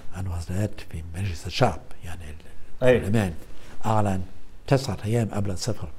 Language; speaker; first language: Arabic; non-native, fluent; German